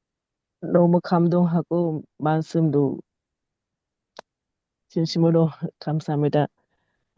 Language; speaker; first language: Korean; non-native, learner; Thai